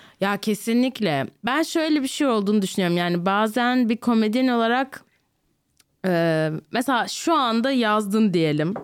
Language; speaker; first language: Turkish; early bilingual, heritage; Turkish